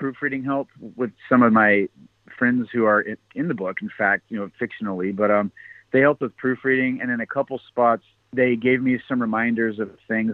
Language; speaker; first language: English; native; English